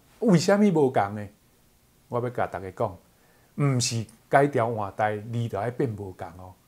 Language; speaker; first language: Chinese; non-native, local second language; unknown